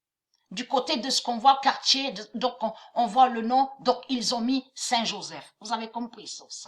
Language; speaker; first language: French; native; French